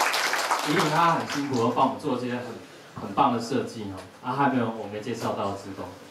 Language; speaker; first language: Chinese; native; Chinese